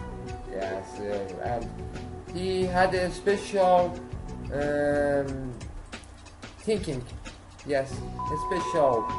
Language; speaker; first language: English; non-native, learner; Persian